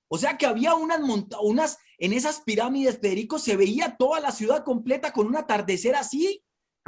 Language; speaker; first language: Spanish; native; Spanish